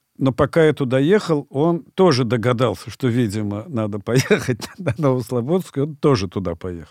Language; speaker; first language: Russian; native; Russian